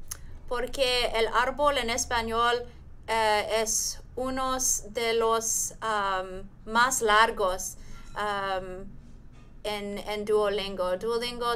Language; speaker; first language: Spanish; non-native, learner; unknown